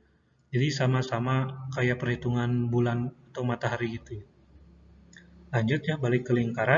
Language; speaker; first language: Indonesian; native; Indonesian